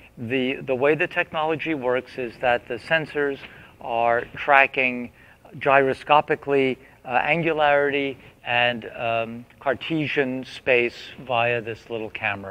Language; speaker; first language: English; native; English